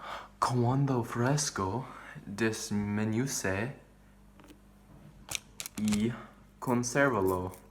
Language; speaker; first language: Spanish; non-native, learner; English